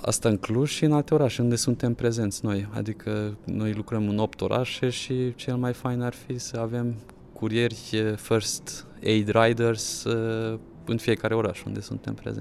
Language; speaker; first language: Romanian; non-native, local second language; Hungarian